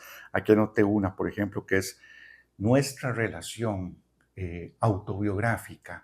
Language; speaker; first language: Spanish; native; Spanish